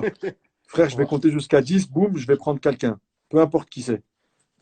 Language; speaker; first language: French; native; French